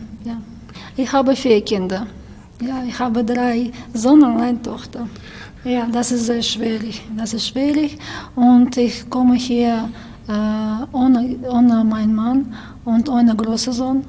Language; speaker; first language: German; non-native, learner; Ukrainian